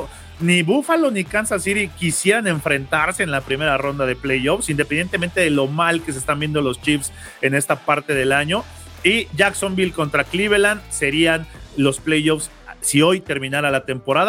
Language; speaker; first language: Spanish; native; Spanish